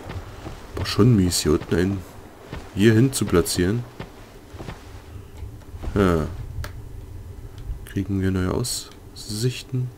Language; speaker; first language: German; native; German